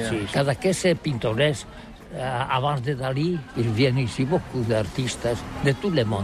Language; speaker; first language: French; non-native, learner; Catalan